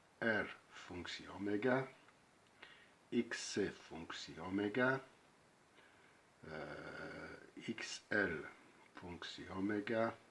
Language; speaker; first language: Polish; non-native, learner; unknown